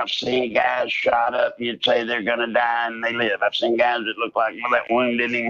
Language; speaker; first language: English; native; English